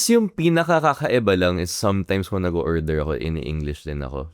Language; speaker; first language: Filipino; native; Filipino